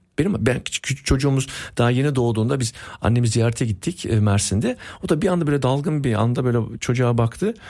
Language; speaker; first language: Turkish; early bilingual, heritage; Turkish